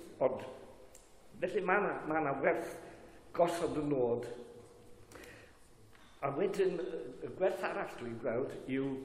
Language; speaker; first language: Welsh; native; Welsh